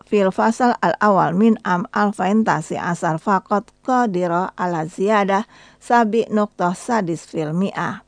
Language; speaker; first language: Arabic; non-native, fluent; Indonesian